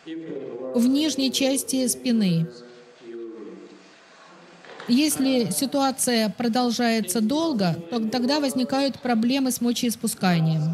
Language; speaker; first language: Russian; native; Russian